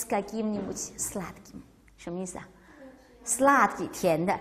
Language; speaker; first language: Russian; non-native, fluent; Chinese